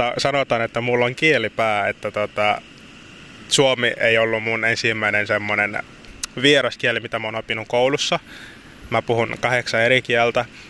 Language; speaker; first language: Finnish; early bilingual, other home language; Lingala